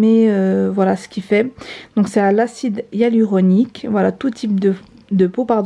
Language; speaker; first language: French; native; French